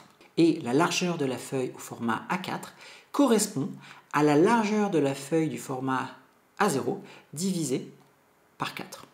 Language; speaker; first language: French; native; French